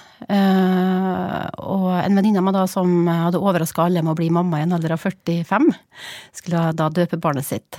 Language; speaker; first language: Norwegian; native; Norwegian